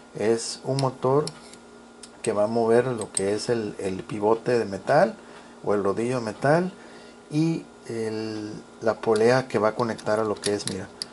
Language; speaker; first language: Spanish; native; Spanish